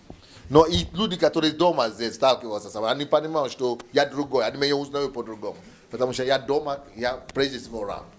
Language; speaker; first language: Russian; non-native, learner; Yoruba